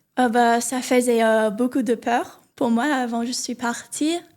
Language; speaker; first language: French; non-native, learner; English